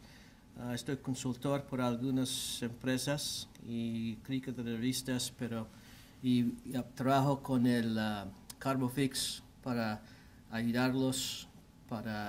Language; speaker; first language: Spanish; non-native, learner; English